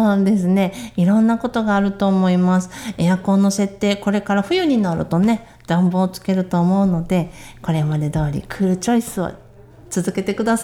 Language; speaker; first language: Japanese; native; Japanese